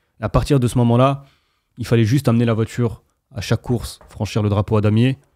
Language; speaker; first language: French; native; French